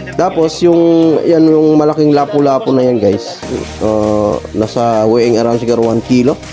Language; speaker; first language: Filipino; non-native, local second language; Cebuano